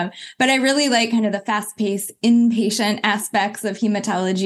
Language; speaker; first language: English; native; English